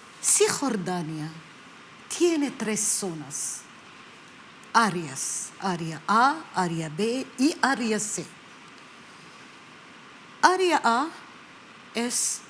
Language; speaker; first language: Spanish; non-native, learner; Arabic